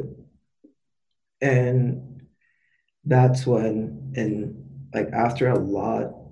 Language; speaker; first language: English; native; English